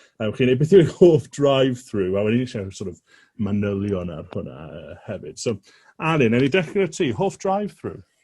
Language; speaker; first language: Welsh; native; Welsh